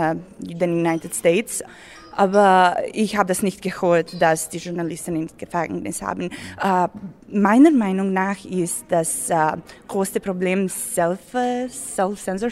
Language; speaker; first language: German; non-native, learner; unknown